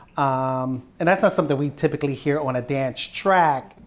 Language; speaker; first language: English; native; English